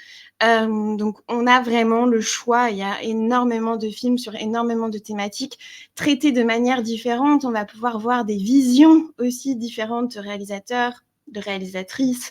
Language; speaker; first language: French; native; French